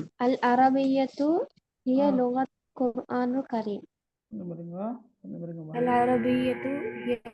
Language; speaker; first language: Arabic; non-native, learner; Tamil